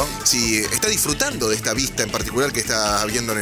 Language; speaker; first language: Spanish; native; Spanish